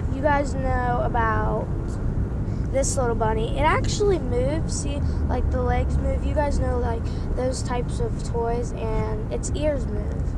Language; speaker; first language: English; native; English